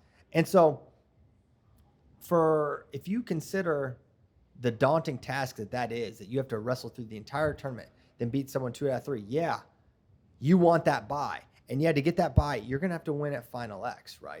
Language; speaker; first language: English; native; English